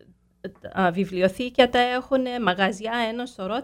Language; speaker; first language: Greek; early bilingual, heritage; Greek